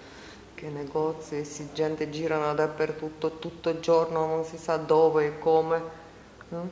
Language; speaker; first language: Italian; non-native, learner; Ukrainian